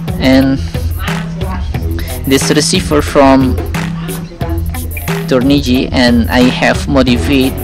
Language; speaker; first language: English; non-native, learner; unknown